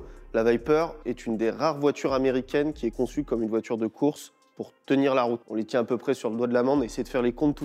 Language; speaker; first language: French; native; French